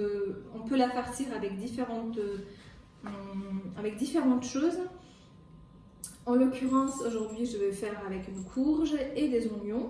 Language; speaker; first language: French; non-native, fluent; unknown